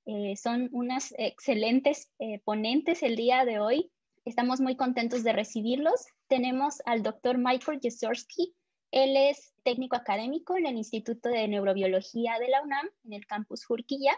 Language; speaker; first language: Spanish; native; Spanish